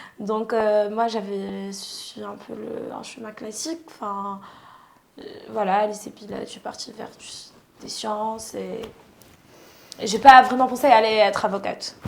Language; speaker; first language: French; non-native, local second language; Arabic